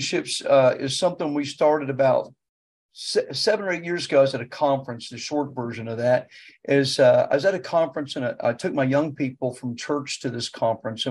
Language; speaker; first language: English; native; English